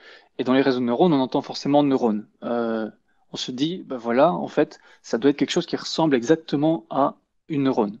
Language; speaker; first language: French; native; French